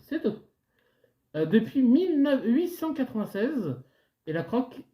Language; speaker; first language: French; native; French